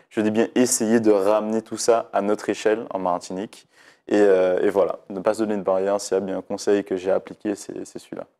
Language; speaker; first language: French; native; French